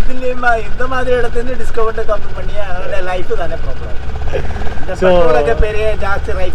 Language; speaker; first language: Tamil; non-native, local second language; Malayalam